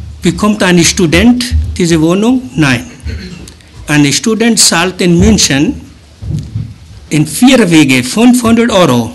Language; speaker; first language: German; early bilingual, other home language; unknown